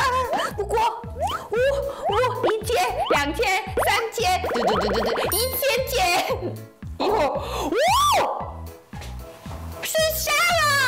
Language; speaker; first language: Chinese; non-native, learner; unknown